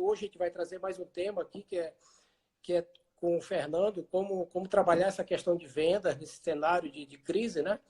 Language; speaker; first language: Portuguese; native; Portuguese